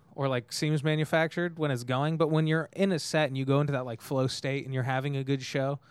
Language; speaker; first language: English; native; English